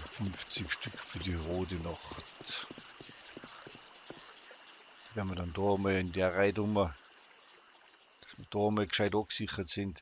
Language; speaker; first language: German; native; German